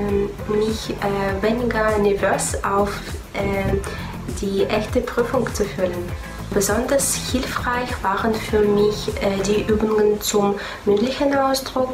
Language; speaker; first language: German; non-native, fluent; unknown